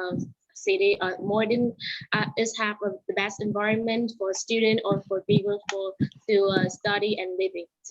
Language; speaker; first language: English; non-native, learner; Vietnamese